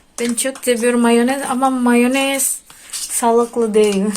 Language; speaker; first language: Turkish; non-native, learner; Indonesian